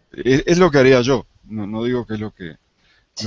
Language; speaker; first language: Spanish; native; Spanish